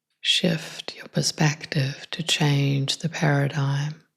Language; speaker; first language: English; non-native, fluent; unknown